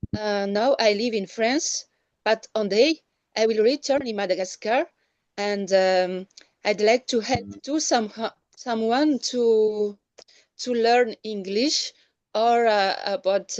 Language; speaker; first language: English; non-native, learner; Malagasy